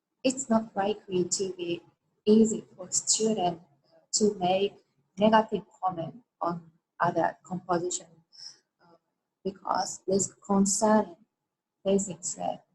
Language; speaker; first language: English; non-native, learner; Japanese